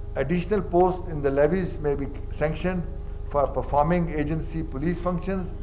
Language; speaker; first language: English; non-native, local second language; Urdu